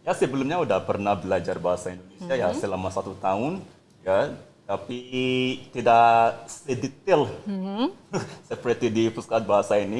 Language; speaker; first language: Indonesian; non-native, fluent; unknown